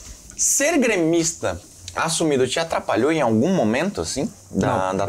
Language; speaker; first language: Portuguese; native; Portuguese